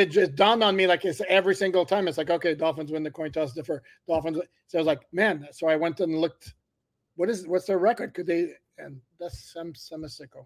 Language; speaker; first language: English; non-native, fluent; French